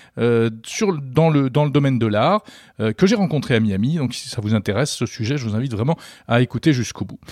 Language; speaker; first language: French; native; French